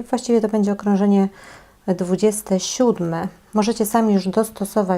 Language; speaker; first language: Polish; native; Polish